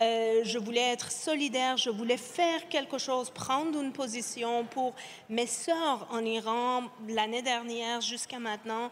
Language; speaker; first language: French; non-native, fluent; Persian